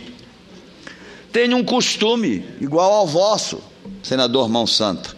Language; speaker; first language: Portuguese; native; Portuguese